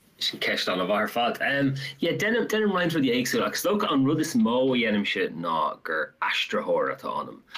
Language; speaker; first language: Irish; non-native, local second language; English